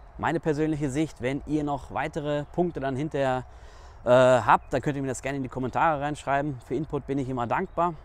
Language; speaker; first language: German; native; German